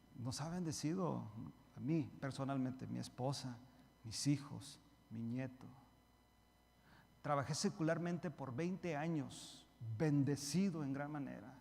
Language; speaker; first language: Spanish; early bilingual, heritage; Spanish